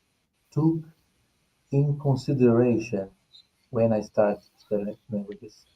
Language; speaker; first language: English; non-native, fluent; Portuguese